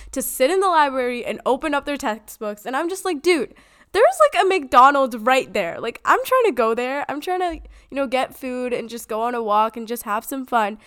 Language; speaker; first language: English; native; English